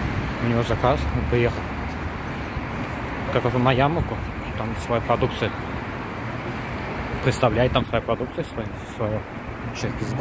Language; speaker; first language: Russian; non-native, learner; Azerbaijani